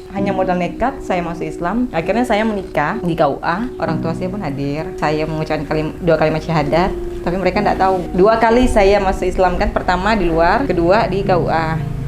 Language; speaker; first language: Indonesian; native; Indonesian